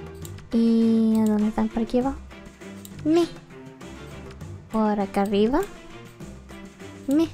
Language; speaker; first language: Spanish; early bilingual, heritage; Spanish